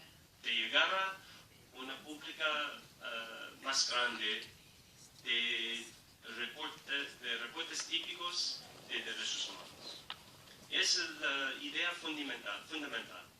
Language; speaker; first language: Spanish; non-native, learner; English